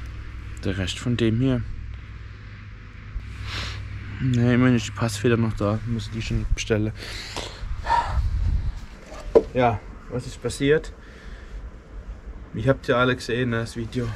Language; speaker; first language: German; native; German